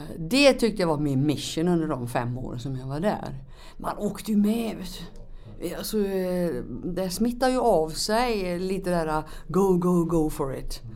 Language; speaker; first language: Swedish; native; Swedish